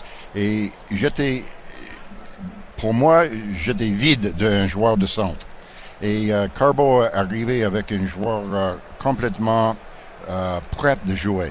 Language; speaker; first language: French; non-native, local second language; English